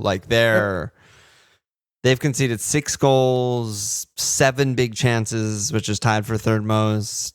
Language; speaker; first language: English; native; English